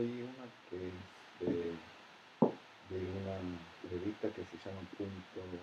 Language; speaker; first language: Spanish; non-native, fluent; Russian